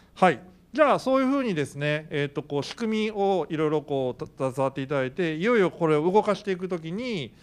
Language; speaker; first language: Japanese; native; Japanese